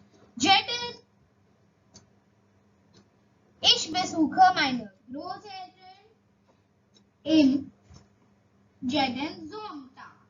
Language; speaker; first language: German; non-native, learner; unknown